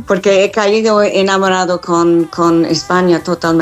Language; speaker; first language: Spanish; non-native, fluent; English